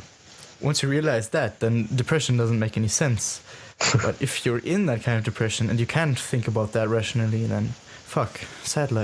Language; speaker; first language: English; non-native, fluent; German